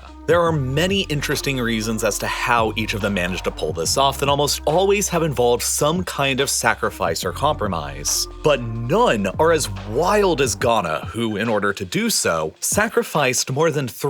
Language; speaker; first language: English; native; English